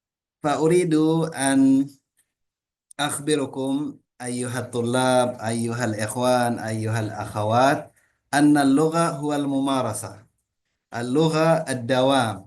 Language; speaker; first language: Arabic; early bilingual, heritage; Indonesian